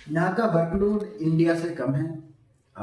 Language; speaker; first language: Hindi; native; Hindi